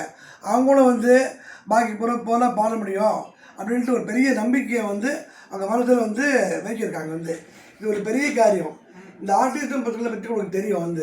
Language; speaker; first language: Tamil; native; Tamil